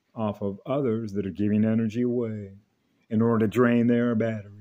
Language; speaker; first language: English; native; English